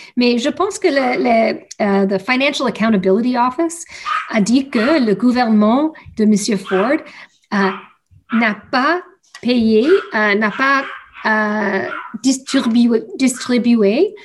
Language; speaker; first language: French; non-native, learner; English